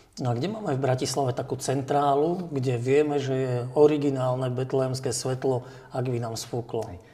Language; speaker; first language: Slovak; native; Slovak